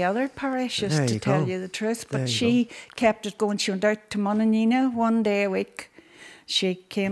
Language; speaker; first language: English; native; English